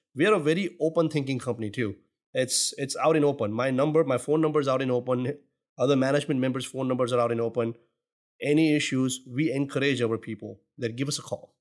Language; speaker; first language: English; non-native, local second language; Gujarati